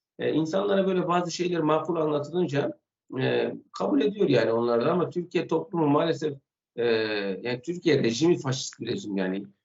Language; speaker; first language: Turkish; non-native, local second language; Kurdish